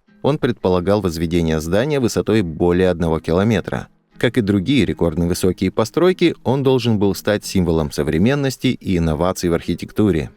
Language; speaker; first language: Russian; native; Russian